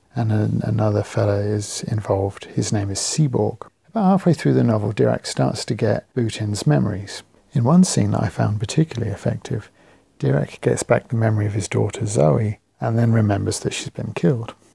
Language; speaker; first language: English; native; English